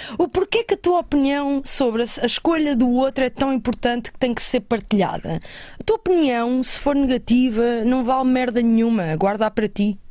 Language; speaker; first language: Portuguese; native; Portuguese